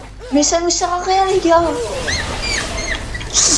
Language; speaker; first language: French; native; French